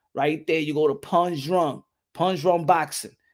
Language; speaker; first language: English; native; English